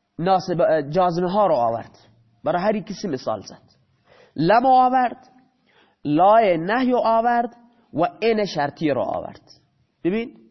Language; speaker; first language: Persian; non-native, local second language; Baluchi